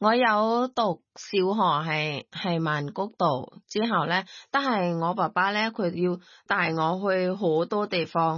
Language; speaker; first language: Cantonese; non-native, learner; Thai